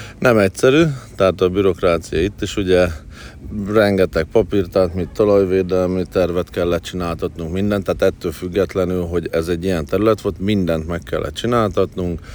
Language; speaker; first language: Hungarian; native; Hungarian